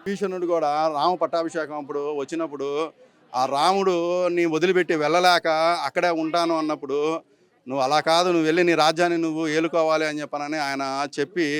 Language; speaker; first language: Telugu; native; Telugu